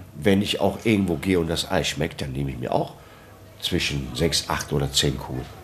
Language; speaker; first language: German; non-native, fluent; Italian